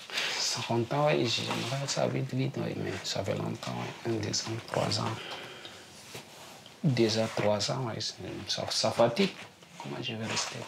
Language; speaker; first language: French; non-native, learner; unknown